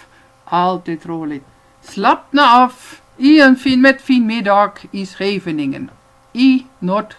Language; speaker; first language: Swedish; non-native, fluent; Dutch